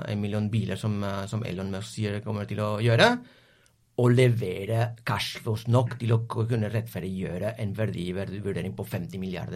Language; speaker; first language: Norwegian; non-native, fluent; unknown